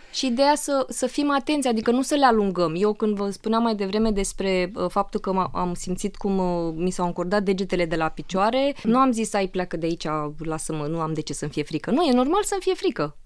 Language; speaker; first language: Romanian; non-native, local second language; Russian